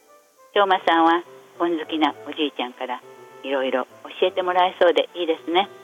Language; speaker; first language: Japanese; native; Japanese